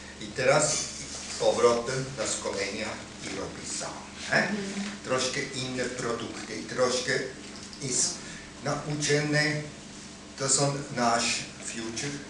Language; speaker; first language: Polish; non-native, learner; German